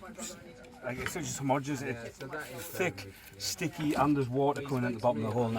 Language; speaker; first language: English; native; English